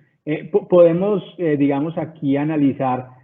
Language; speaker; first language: Spanish; native; Spanish